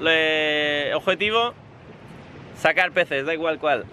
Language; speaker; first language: Spanish; native; Spanish